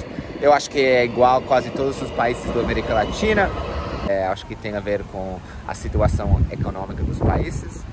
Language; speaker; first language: Portuguese; non-native, fluent; English